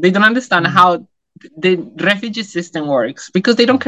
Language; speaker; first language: English; non-native, fluent; Spanish